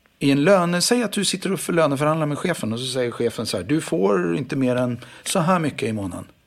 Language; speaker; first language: Swedish; native; Swedish